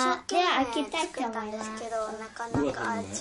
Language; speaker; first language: Japanese; early bilingual, other home language; Korean